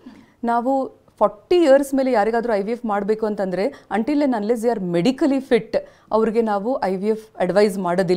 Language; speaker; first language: Kannada; native; Kannada